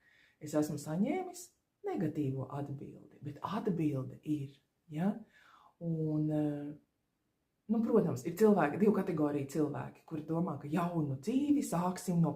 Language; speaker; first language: Latvian; native; Latvian